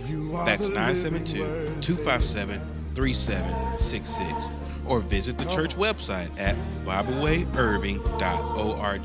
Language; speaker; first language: English; native; English